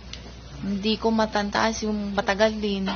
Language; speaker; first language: Filipino; non-native, learner; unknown